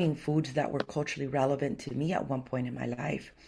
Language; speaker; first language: English; early bilingual, other home language; Spanish